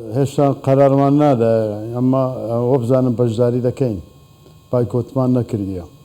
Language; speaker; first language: Central Kurdish; non-native, local second language; Turkish